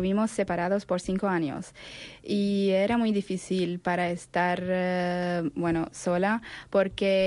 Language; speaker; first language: Spanish; non-native, learner; Arabic